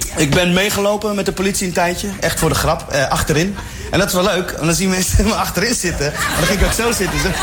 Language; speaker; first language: Dutch; early bilingual, other home language; Riffian